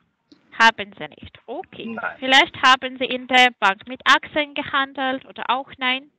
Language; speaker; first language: German; non-native, fluent; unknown